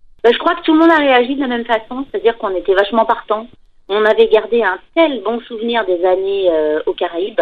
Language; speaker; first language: French; native; French